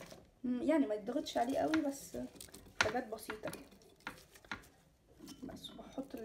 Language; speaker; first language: Arabic; native; Arabic